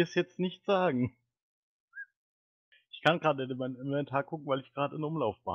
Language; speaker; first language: German; native; German